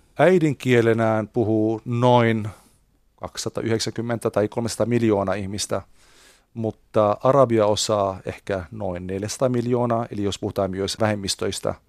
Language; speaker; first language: Finnish; non-native, fluent; Arabic